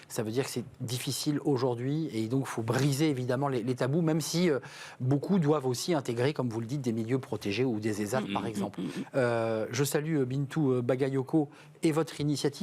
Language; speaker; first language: French; native; French